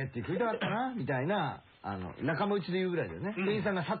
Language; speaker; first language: Japanese; native; Japanese